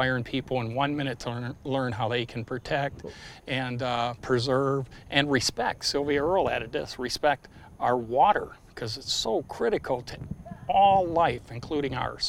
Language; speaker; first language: English; native; English